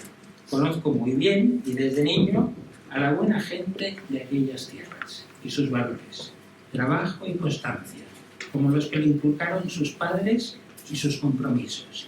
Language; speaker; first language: Spanish; native; Spanish